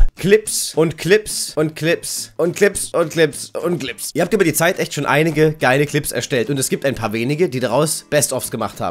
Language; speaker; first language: German; native; German